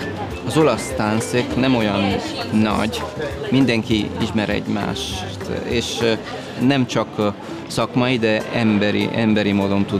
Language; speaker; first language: Hungarian; non-native, learner; Italian